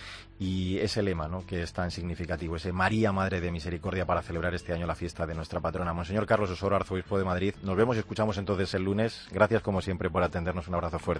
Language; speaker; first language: Spanish; native; Spanish